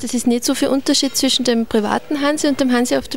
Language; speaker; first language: German; native; German